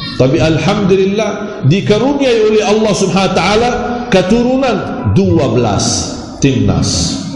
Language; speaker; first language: Malay; non-native, fluent; Arabic